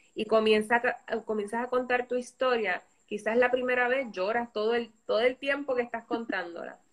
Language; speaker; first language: Spanish; native; Spanish